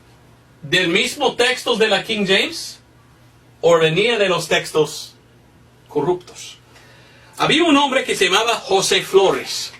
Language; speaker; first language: Spanish; non-native, fluent; English